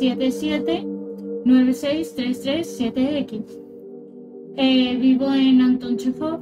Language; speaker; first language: Spanish; early bilingual, other home language; Russian